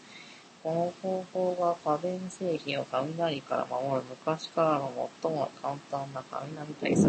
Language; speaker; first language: Japanese; native; Japanese